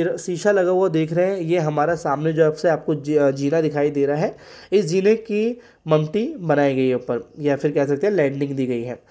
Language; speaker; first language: Hindi; native; Hindi